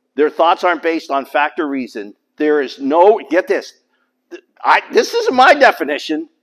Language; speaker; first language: English; native; English